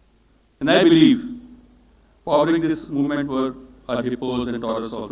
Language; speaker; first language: English; non-native, local second language; Hindi